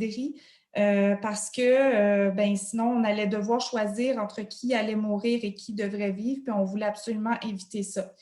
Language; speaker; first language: French; native; French